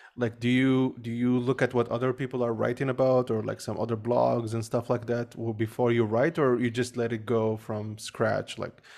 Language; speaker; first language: English; early bilingual, other home language; Arabic